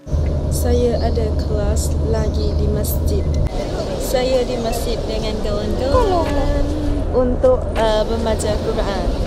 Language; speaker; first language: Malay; non-native, learner; Thai